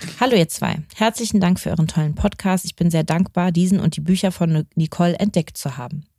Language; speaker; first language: German; native; German